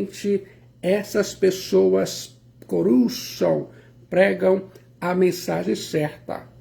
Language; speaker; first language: Portuguese; native; Portuguese